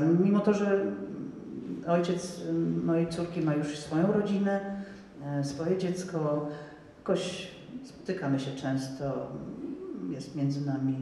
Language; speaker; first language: Polish; non-native, fluent; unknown